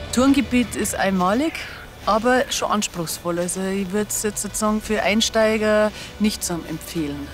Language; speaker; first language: German; native; German